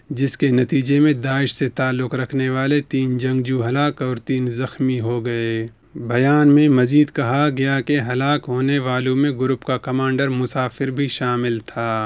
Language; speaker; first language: Urdu; non-native, local second language; Baluchi